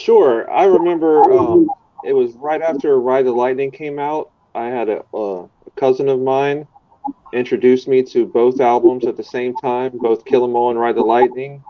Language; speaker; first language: English; native; English